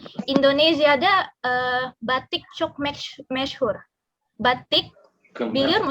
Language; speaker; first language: Turkish; non-native, learner; Indonesian